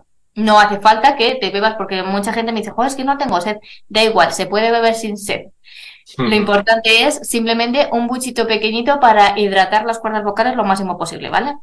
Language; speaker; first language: Spanish; native; Spanish